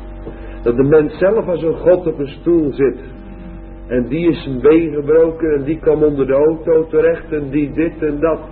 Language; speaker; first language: Dutch; native; Dutch